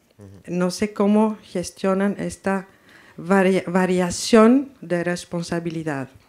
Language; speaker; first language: Spanish; non-native, fluent; French